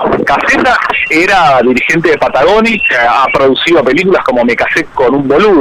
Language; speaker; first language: Spanish; native; Spanish